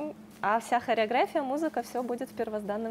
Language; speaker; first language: Russian; native; Russian